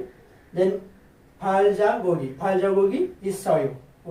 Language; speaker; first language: Korean; non-native, learner; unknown